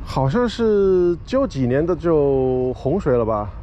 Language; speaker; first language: Chinese; non-native, fluent; English